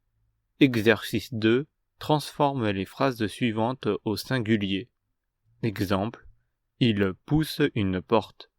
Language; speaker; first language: French; non-native, fluent; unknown